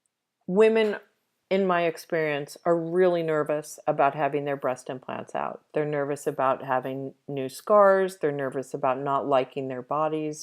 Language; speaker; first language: English; native; English